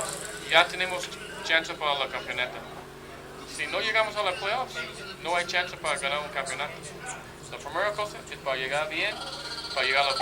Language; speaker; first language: Spanish; non-native, fluent; English